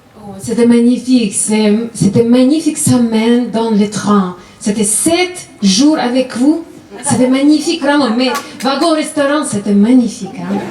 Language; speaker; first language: French; non-native, learner; Russian